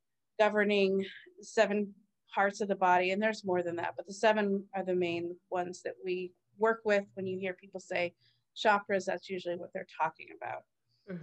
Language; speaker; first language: English; native; English